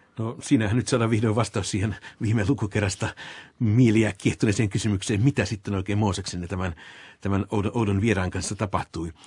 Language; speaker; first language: Finnish; native; Finnish